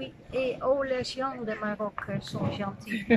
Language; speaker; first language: French; non-native, learner; Dutch